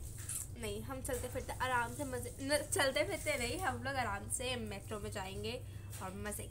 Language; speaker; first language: Hindi; native; Hindi